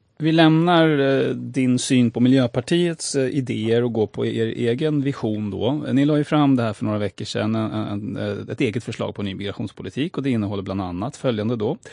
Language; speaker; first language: Swedish; native; Swedish